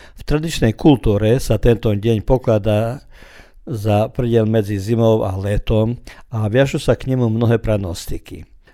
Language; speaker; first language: Slovak; early bilingual, heritage; Croatian